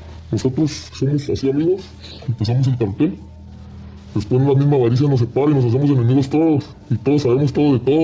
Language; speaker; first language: Spanish; native; Spanish